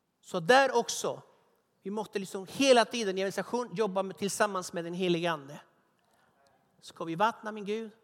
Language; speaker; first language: Swedish; non-native, fluent; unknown